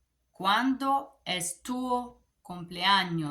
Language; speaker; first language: Spanish; non-native, learner; Bulgarian